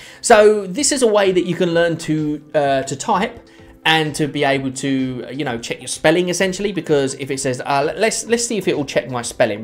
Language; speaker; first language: English; native; English